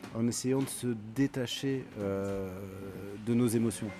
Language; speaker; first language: French; native; French